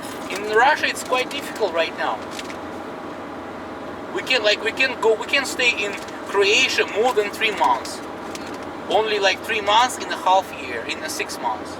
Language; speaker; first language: English; non-native, fluent; Russian